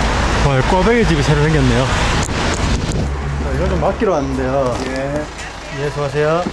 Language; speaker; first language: Korean; native; Korean